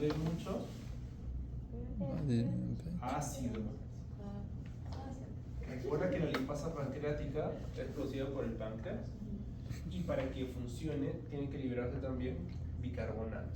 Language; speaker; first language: Spanish; native; Spanish